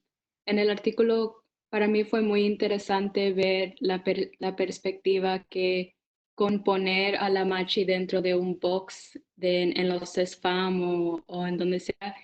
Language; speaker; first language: Spanish; non-native, fluent; English